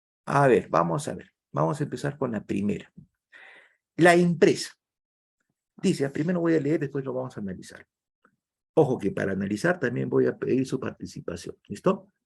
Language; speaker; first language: Spanish; native; Spanish